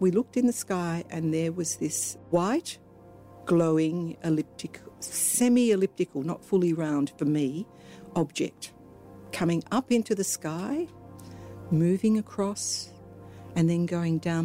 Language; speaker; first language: English; native; English